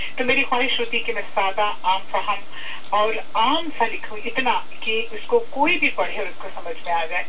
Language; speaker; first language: Urdu; native; Urdu